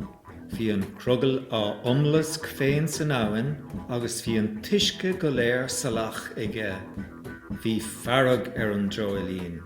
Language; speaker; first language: Irish; native; Irish